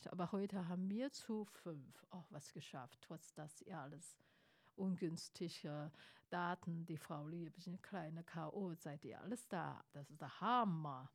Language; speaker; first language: German; non-native, fluent; Chinese